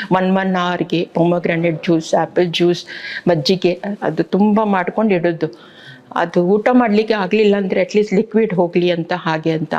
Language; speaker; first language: Kannada; non-native, local second language; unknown